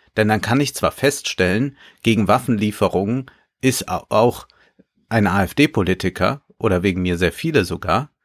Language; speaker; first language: German; native; German